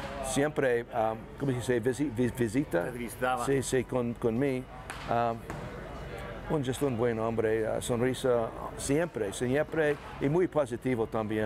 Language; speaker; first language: Spanish; non-native, learner; English